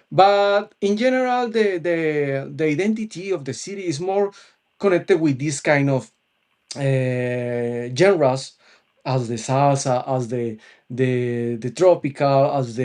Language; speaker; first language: English; non-native, local second language; Spanish